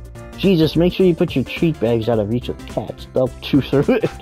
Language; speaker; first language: English; native; English